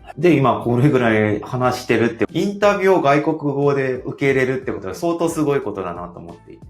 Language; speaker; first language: Japanese; non-native, fluent; Korean